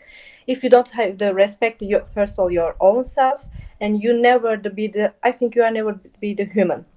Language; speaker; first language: English; non-native, local second language; Turkish